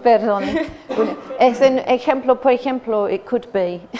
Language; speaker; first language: Spanish; non-native, learner; English